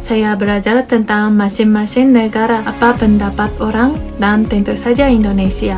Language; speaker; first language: Indonesian; non-native, learner; Japanese